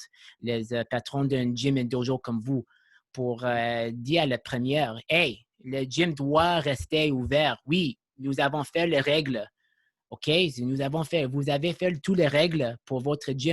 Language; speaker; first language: French; non-native, local second language; English